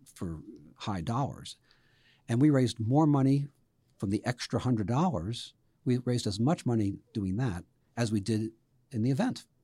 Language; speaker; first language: English; native; English